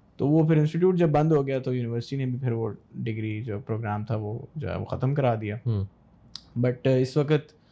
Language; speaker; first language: Urdu; native; Urdu